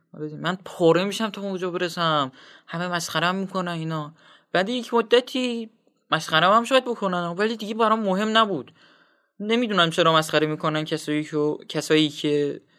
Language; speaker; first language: Persian; non-native, local second language; Azerbaijani